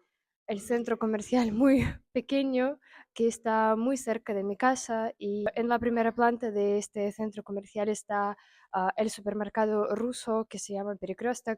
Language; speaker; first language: Spanish; non-native, fluent; Russian